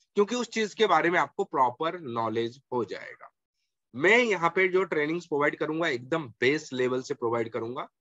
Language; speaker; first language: Hindi; non-native, local second language; Marathi